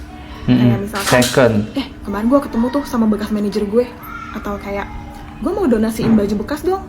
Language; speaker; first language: Indonesian; native; Indonesian